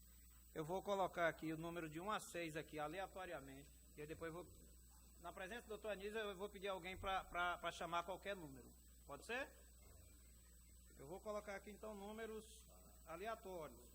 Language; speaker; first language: Portuguese; native; Portuguese